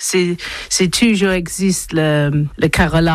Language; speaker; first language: French; non-native, learner; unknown